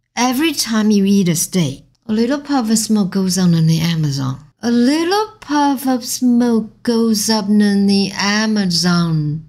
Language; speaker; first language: English; non-native, fluent; Chinese